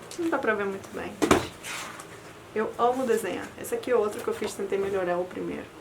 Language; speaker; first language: Portuguese; early bilingual, other home language; Spanish